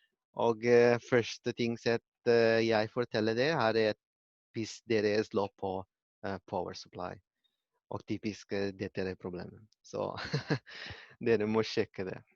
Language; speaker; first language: Norwegian; non-native, learner; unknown